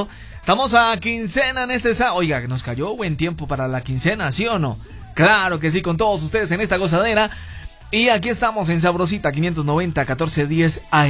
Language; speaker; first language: Spanish; native; Spanish